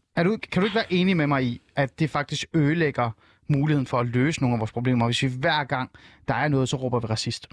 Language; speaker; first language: Danish; early bilingual, other home language; Persian